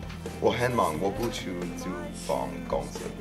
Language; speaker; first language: Chinese; non-native, learner; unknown